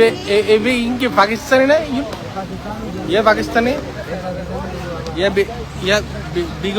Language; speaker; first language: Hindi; non-native, learner; Bangla